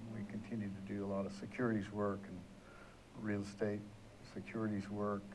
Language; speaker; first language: English; native; English